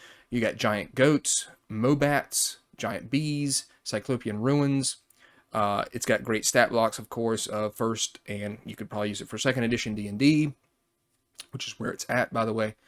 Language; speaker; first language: English; native; English